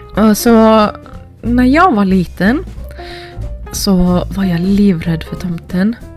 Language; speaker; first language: Swedish; early bilingual, other home language; Finnish